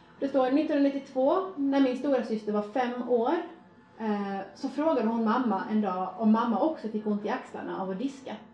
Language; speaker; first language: Swedish; early bilingual, other home language; Persian